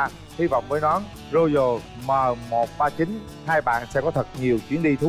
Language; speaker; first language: Vietnamese; native; Vietnamese